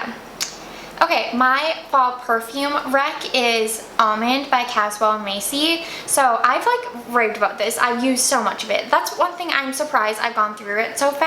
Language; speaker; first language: English; native; English